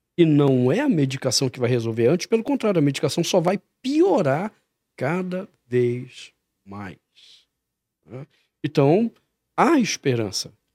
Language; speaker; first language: Portuguese; native; Portuguese